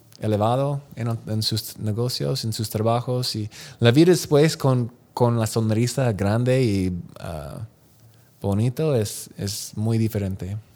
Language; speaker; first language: Spanish; non-native, learner; English